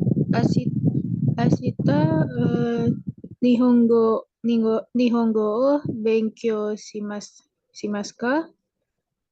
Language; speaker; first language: Japanese; non-native, learner; Indonesian